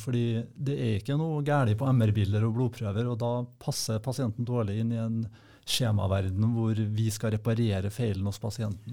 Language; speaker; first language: Norwegian; native; Norwegian